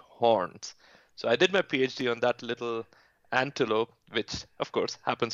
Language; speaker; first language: English; non-native, local second language; Hindi